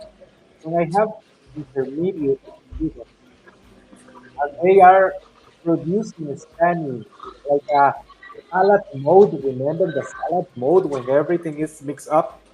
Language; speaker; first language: English; non-native, fluent; Spanish